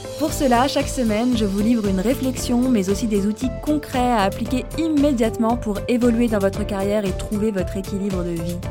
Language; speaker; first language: French; native; French